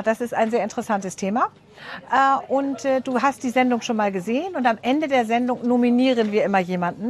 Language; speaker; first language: German; native; German